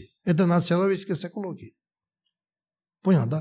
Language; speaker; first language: Russian; non-native, learner; Tibetan